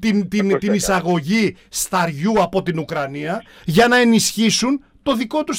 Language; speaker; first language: Greek; native; Greek